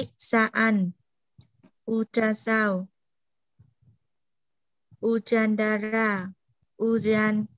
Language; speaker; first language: Indonesian; non-native, learner; Vietnamese